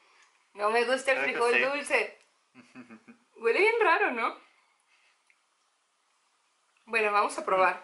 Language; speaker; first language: Spanish; native; Spanish